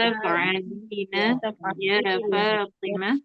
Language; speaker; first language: Arabic; non-native, learner; Indonesian